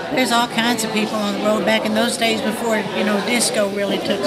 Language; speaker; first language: English; native; English